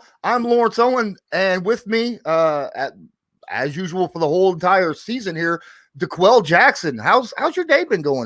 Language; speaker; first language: English; native; English